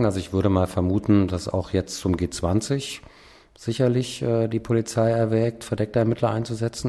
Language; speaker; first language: German; native; German